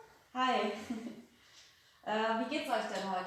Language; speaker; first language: German; native; German